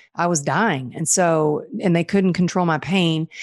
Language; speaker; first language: English; native; English